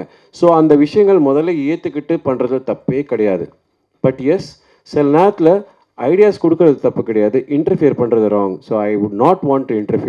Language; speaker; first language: Tamil; native; Tamil